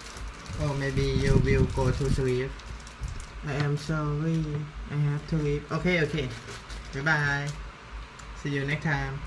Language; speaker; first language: English; non-native, learner; Thai